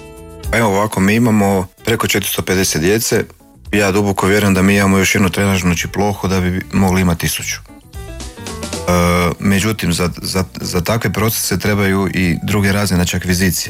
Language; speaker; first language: Croatian; native; Croatian